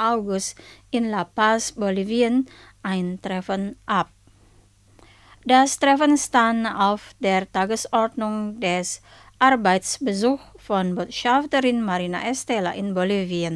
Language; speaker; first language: German; non-native, fluent; Indonesian